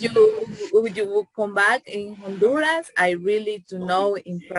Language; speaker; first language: English; non-native, learner; Spanish